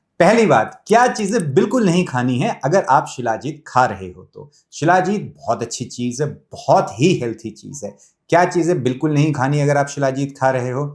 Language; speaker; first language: Hindi; native; Hindi